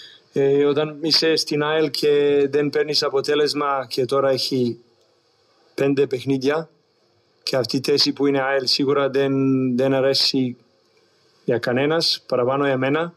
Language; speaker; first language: Greek; non-native, learner; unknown